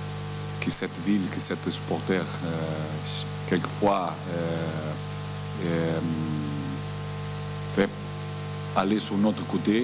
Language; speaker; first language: French; non-native, learner; Portuguese